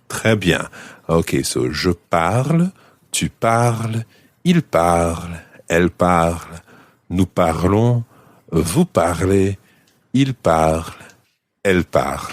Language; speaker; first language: French; non-native, fluent; English